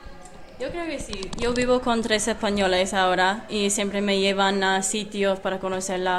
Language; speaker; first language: Spanish; non-native, fluent; English